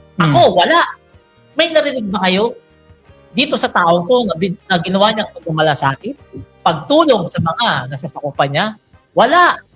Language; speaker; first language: Filipino; non-native, local second language; Iloko